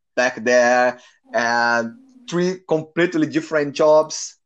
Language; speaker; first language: English; non-native, learner; Portuguese